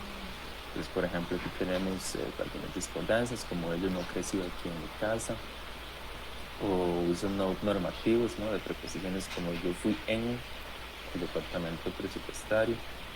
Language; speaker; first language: Spanish; native; Spanish